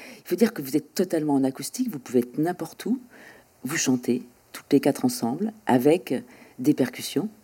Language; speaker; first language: French; native; French